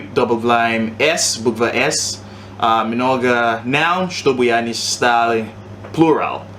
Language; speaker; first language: Russian; non-native, learner; English